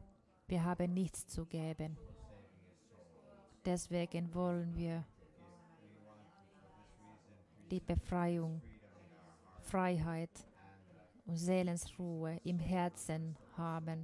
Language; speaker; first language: German; non-native, fluent; Finnish